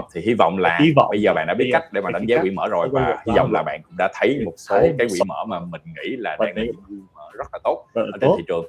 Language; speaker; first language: Vietnamese; native; Vietnamese